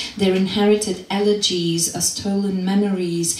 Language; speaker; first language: English; non-native, fluent; Macedonian